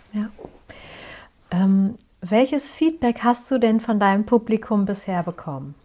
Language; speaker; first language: German; early bilingual, other home language; Turkish